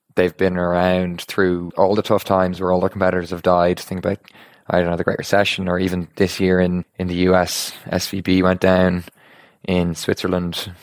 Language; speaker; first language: English; native; English